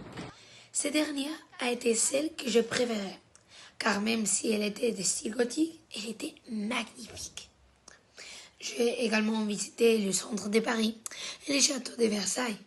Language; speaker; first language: French; non-native, fluent; Spanish